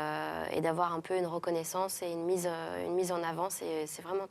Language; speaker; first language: French; native; French